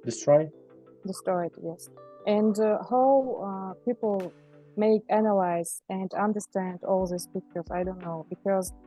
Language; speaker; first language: English; non-native, learner; Russian